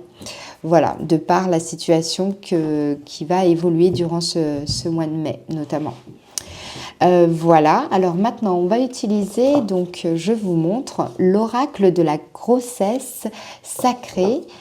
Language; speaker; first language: French; native; French